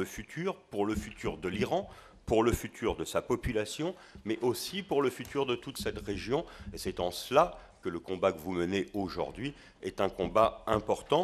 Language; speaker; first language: French; native; French